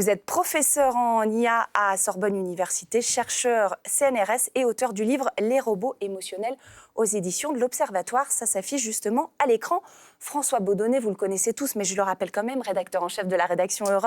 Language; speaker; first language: French; native; French